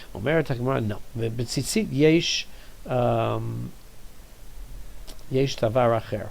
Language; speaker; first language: Hebrew; non-native, fluent; English